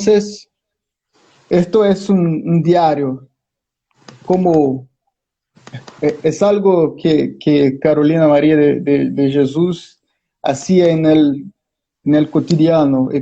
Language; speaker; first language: Spanish; non-native, fluent; Portuguese